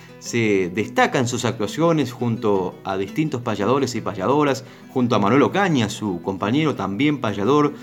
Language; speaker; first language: Spanish; native; Spanish